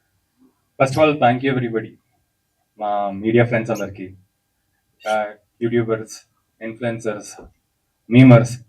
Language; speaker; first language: Telugu; native; Telugu